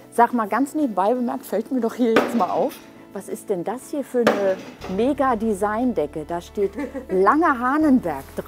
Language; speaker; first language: German; native; German